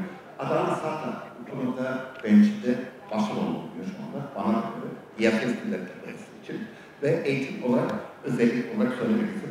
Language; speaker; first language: Turkish; non-native, learner; German